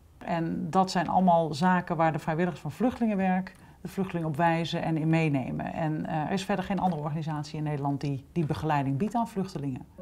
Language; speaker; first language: Dutch; native; Dutch